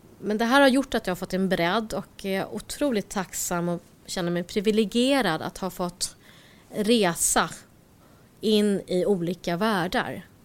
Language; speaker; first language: Swedish; early bilingual, other home language; Korean